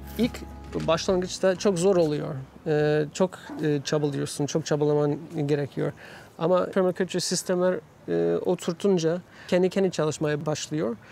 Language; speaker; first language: Turkish; non-native, fluent; English